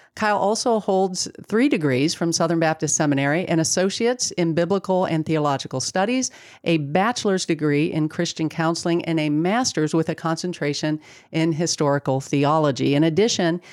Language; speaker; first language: English; native; English